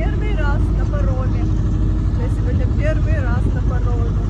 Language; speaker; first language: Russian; non-native, local second language; Ukrainian